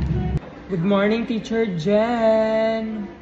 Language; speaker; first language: English; non-native, local second language; Filipino